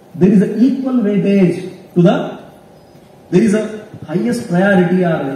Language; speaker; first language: English; non-native, local second language; Kannada